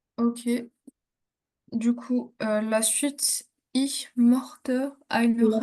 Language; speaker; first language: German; non-native, learner; French